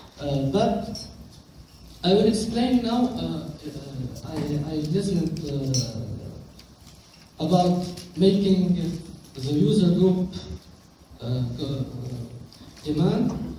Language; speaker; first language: English; non-native, local second language; Arabic